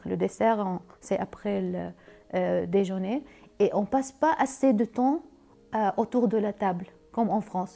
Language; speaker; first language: French; non-native, learner; Arabic